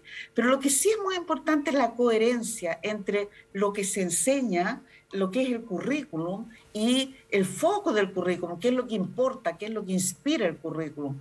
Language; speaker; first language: Spanish; native; Spanish